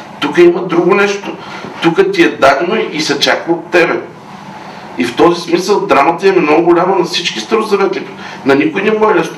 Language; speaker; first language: Bulgarian; native; Bulgarian